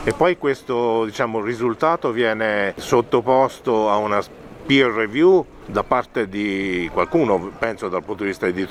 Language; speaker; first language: Italian; native; Italian